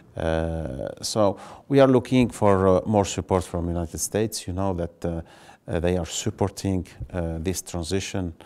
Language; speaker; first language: English; non-native, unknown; Arabic